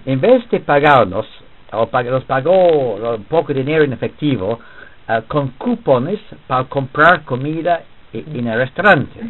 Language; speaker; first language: Spanish; non-native, fluent; English